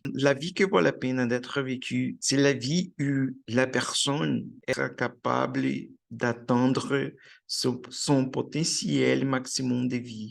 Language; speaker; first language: French; non-native, learner; Portuguese